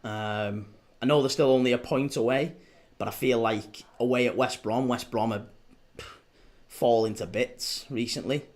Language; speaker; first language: English; native; English